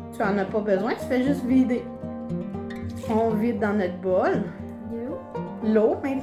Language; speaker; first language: French; native; French